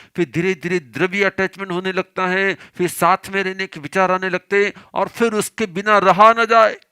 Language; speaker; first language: Hindi; non-native, local second language; Gujarati